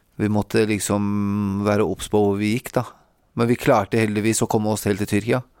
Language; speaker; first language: Norwegian; early bilingual, other home language; Kurdish